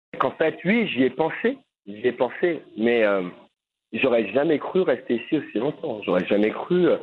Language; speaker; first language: French; native; French